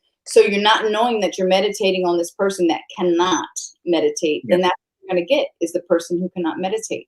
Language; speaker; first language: English; native; English